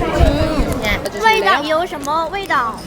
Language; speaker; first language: Chinese; non-native, learner; Korean